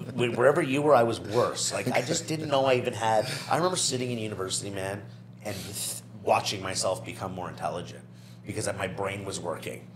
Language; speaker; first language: English; native; English